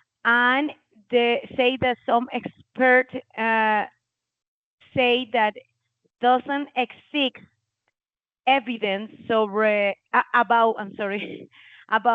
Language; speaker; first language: English; non-native, learner; Spanish